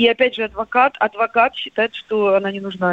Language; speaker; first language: Russian; native; Russian